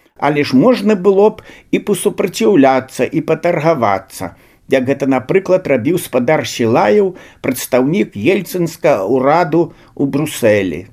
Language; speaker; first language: Belarusian; native; Belarusian